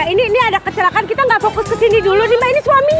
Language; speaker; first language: Indonesian; native; Indonesian